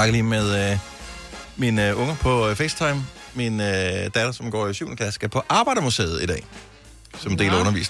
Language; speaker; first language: Danish; native; Danish